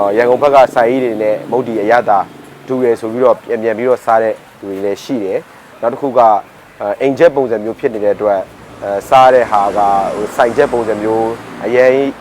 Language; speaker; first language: Burmese; native; Burmese